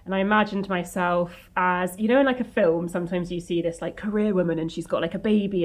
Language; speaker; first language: English; native; English